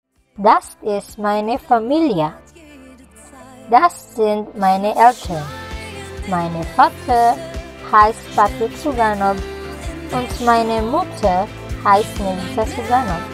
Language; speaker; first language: German; non-native, learner; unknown